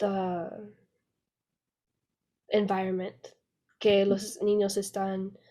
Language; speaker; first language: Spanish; non-native, learner; English